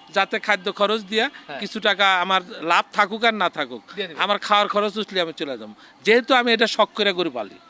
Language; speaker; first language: Bangla; native; Bangla